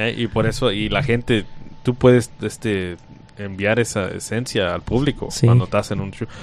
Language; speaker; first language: Spanish; native; Spanish